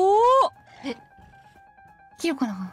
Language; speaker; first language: Japanese; native; Japanese